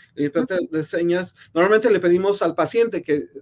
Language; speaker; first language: Spanish; native; Spanish